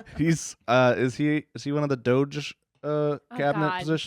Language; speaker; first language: English; native; English